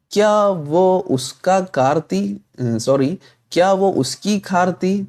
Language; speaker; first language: Hindi; non-native, local second language; Malayalam